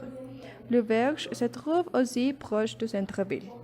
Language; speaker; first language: French; non-native, learner; Spanish